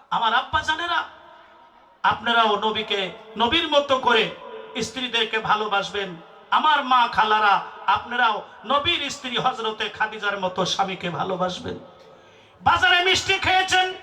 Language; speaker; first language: Bangla; non-native, local second language; Assamese